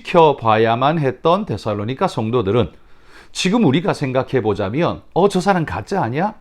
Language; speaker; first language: Korean; native; Korean